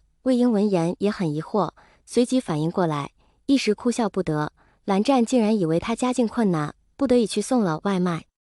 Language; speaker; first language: Chinese; native; Chinese